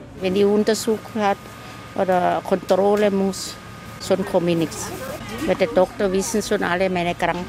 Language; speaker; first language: German; non-native, learner; Thai